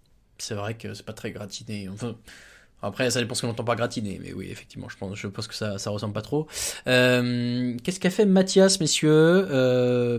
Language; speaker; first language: French; native; French